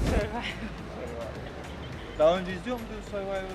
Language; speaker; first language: Turkish; native; Turkish